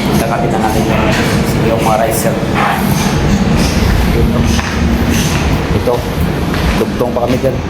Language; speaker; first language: Filipino; non-native, local second language; Cebuano